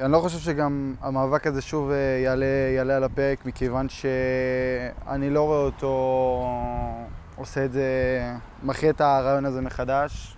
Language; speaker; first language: Hebrew; native; Hebrew